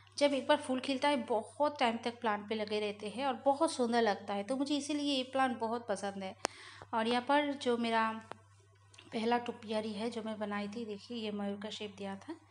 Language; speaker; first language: Hindi; non-native, local second language; Bangla